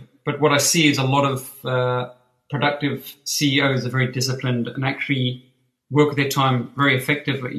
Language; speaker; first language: English; native; English